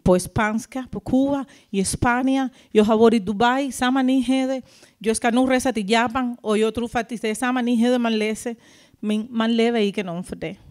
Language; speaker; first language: Danish; non-native, learner; Spanish